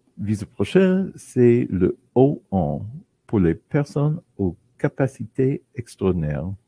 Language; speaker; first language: French; non-native, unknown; English